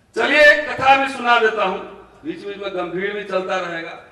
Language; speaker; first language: Hindi; native; Hindi